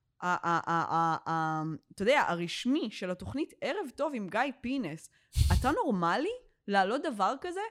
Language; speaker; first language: Hebrew; native; Hebrew